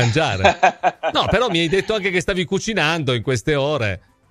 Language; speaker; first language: Italian; native; Italian